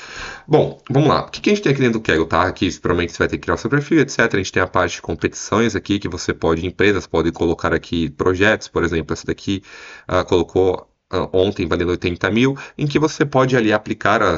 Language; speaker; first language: Portuguese; native; Portuguese